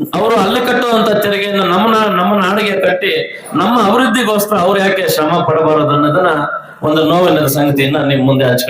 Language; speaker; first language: Kannada; native; Kannada